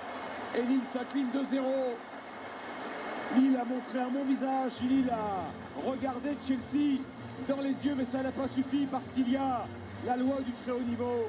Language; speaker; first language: French; native; French